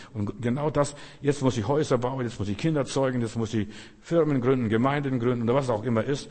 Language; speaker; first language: German; early bilingual, other home language; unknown